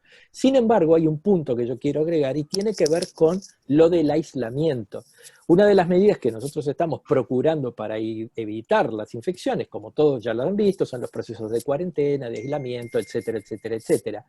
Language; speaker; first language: Spanish; native; Spanish